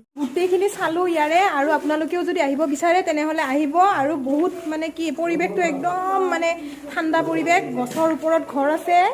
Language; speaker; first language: Assamese; native; Assamese